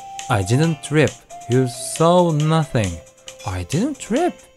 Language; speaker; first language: English; non-native, fluent; Japanese